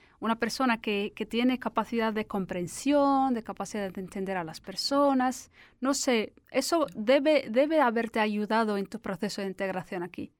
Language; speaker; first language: Spanish; native; Spanish